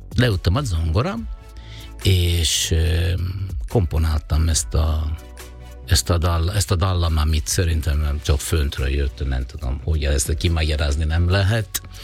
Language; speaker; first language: Hungarian; non-native, learner; Italian